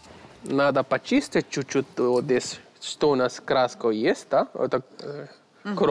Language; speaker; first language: Russian; non-native, learner; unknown